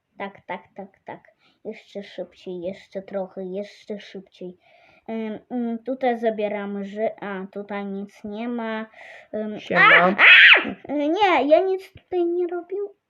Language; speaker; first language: Polish; non-native, learner; Russian